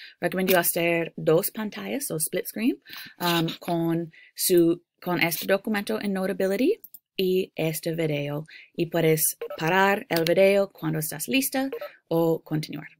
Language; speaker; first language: Spanish; non-native, fluent; English